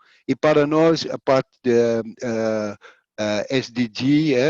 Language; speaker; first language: Portuguese; non-native, fluent; Dutch